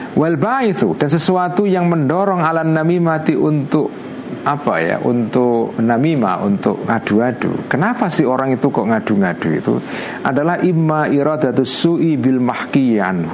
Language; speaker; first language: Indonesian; non-native, local second language; Javanese